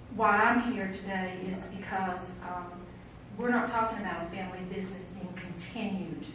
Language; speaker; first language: English; native; English